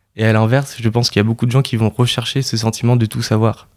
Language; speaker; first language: French; native; French